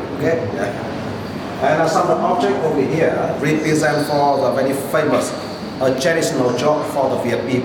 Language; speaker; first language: English; non-native, fluent; Vietnamese